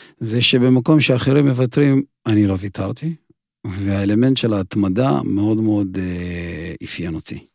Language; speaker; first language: Hebrew; non-native, fluent; Russian